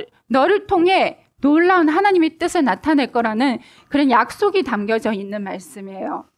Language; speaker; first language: Korean; native; Korean